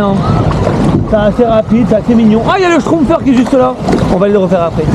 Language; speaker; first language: French; native; French